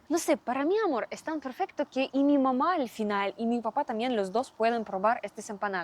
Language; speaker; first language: Spanish; non-native, learner; Russian